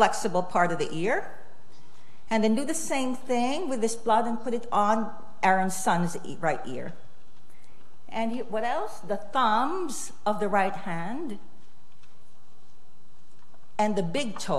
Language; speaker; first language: English; non-native, local second language; Filipino